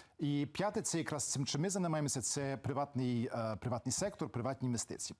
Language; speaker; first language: Ukrainian; early bilingual, heritage; Ukrainian